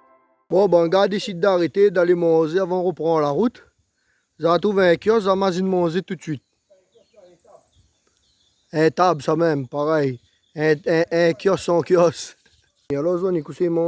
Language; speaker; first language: French; non-native, local second language; Réunion Creole French